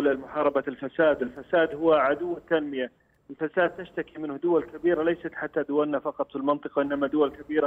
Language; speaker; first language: Arabic; native; Arabic